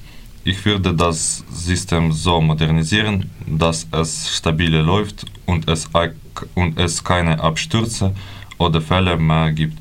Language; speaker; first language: German; non-native, learner; Ukrainian